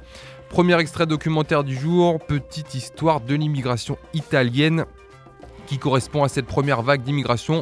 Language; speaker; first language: French; native; French